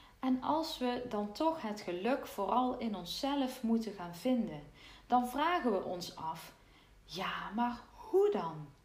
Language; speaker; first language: Dutch; native; Dutch